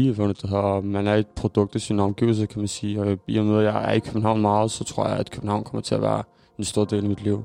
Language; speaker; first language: Danish; early bilingual, other home language; Macedonian